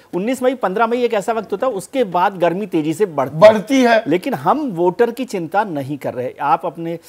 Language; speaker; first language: Hindi; native; Hindi